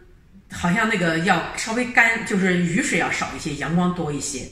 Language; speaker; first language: Chinese; native; Chinese